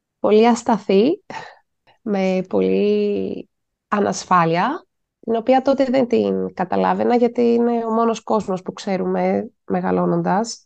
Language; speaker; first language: Greek; native; Greek